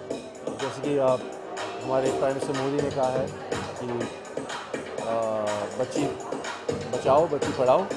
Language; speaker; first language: Hindi; native; Hindi